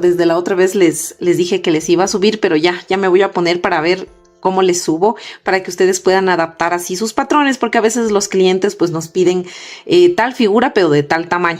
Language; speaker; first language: Spanish; native; Spanish